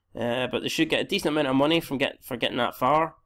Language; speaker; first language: English; native; English